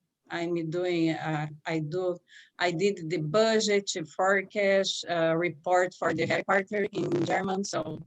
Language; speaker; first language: English; non-native, learner; Portuguese